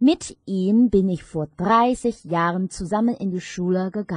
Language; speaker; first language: German; non-native, fluent; Chinese